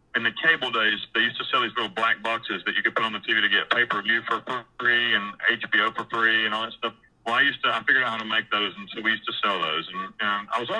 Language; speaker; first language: English; native; English